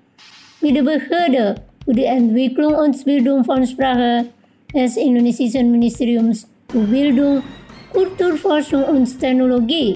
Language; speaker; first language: German; non-native, fluent; Indonesian